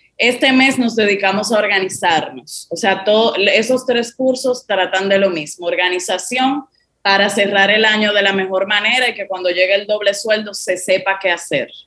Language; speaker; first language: Spanish; native; Spanish